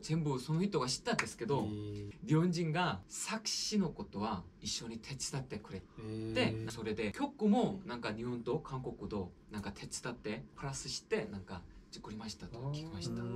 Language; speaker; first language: Japanese; non-native, fluent; Korean